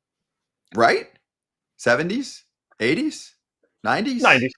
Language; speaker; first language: English; native; English